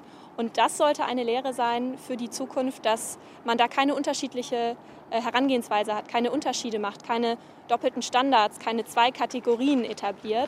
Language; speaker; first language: German; native; German